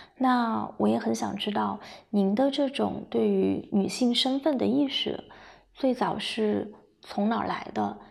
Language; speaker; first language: Chinese; native; Chinese